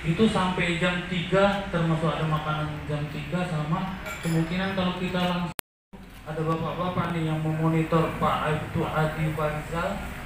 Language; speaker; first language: Indonesian; native; Indonesian